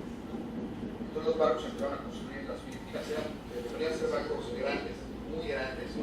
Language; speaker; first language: Spanish; native; Spanish